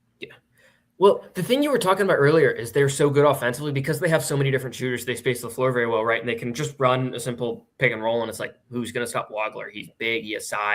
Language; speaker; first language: English; native; English